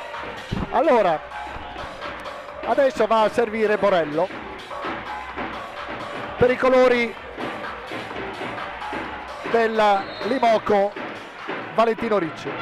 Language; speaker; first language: Italian; native; Italian